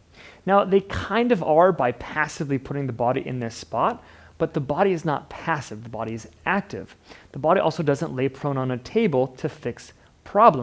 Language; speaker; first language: English; native; English